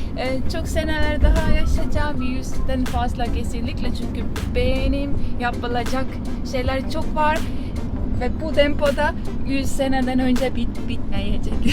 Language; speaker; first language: Turkish; non-native, learner; Estonian